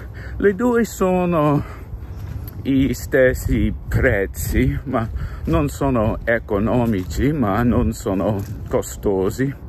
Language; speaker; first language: Italian; non-native, learner; English